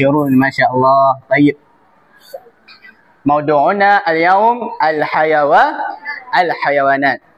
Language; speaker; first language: Arabic; non-native, learner; Malay